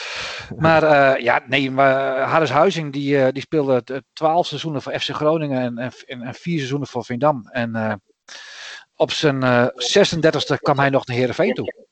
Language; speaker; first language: Dutch; native; Dutch